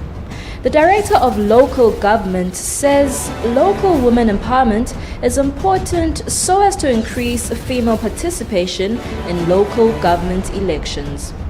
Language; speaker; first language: English; non-native, local second language; Swati